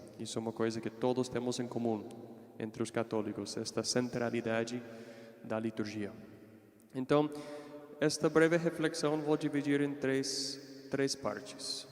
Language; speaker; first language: Portuguese; non-native, fluent; English